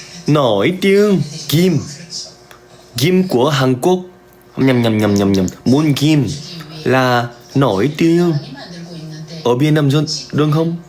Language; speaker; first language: Vietnamese; non-native, learner; Korean